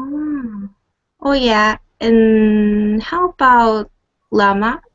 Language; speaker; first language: English; non-native, learner; Korean